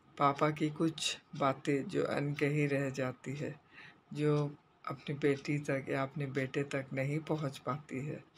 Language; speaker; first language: Hindi; native; Hindi